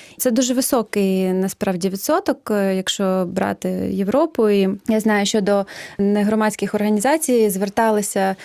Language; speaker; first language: Ukrainian; native; Ukrainian